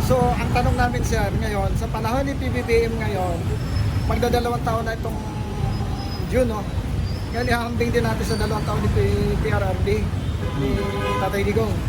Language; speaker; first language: Filipino; native; Filipino